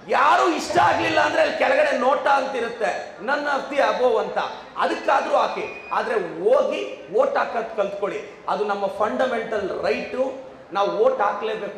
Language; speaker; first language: Kannada; non-native, local second language; Telugu